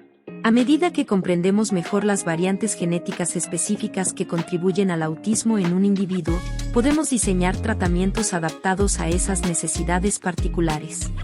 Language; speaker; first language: Spanish; native; Spanish